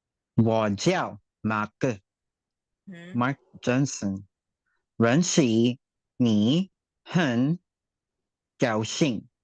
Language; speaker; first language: Chinese; non-native, learner; Filipino